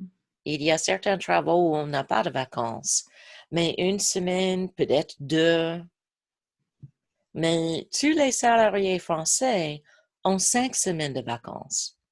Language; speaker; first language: French; non-native, fluent; English